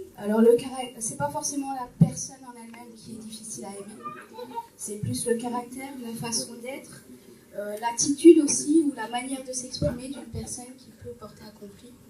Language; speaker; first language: French; native; French